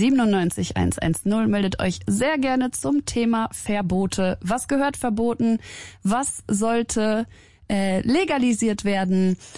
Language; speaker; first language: German; early bilingual, other home language; Arabic